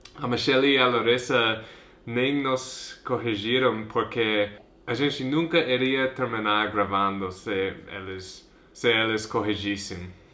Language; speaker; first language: Portuguese; non-native, fluent; English